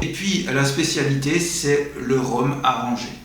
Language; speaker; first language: French; native; French